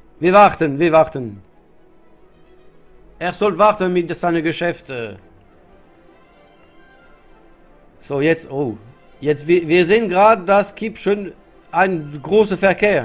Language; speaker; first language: German; non-native, learner; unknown